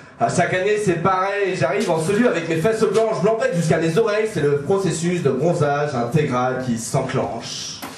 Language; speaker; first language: French; native; French